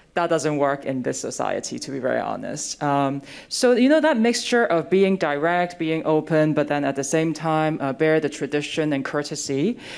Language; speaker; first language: English; non-native, local second language; Cantonese